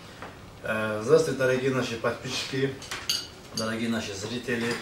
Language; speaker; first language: Russian; non-native, fluent; Azerbaijani